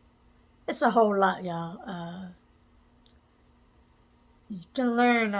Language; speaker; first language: English; native; English